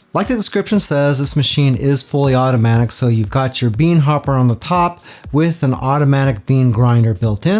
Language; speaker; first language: English; native; English